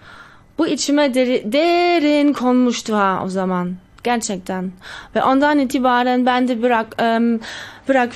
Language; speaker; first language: Turkish; early bilingual, heritage; Turkish